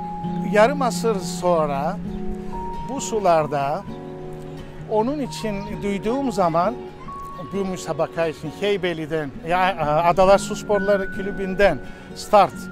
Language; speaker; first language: Turkish; non-native, local second language; Greek